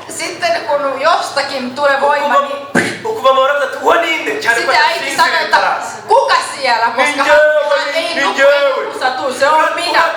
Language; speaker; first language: Finnish; non-native, learner; Kinyarwanda